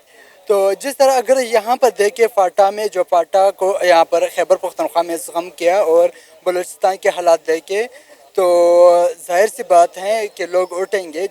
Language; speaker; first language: Hindi; non-native, local second language; Pashto